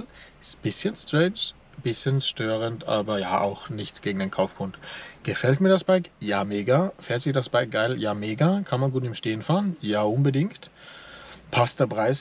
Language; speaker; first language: German; native; German